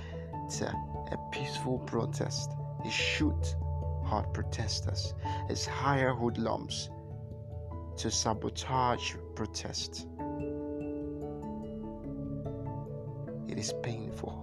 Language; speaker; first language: English; non-native, local second language; Yoruba